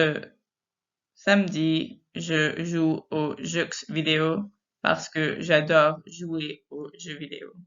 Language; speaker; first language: French; non-native, fluent; English